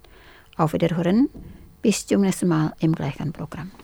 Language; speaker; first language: German; non-native, fluent; Indonesian